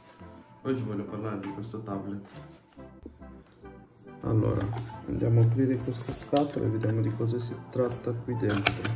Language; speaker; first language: Italian; non-native, fluent; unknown